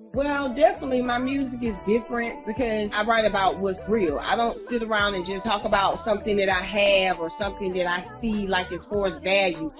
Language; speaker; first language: English; native; English